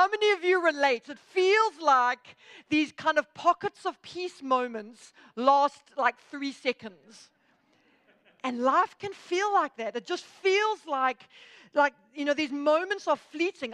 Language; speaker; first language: English; native; English